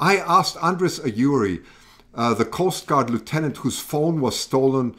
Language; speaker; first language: English; native; English